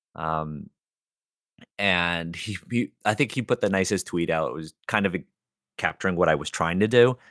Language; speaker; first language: English; native; English